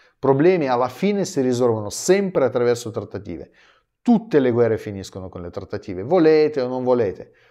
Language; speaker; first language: Italian; non-native, fluent; Russian